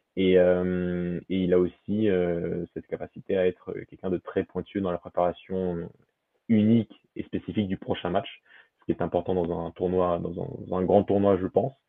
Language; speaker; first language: French; early bilingual, other home language; Portuguese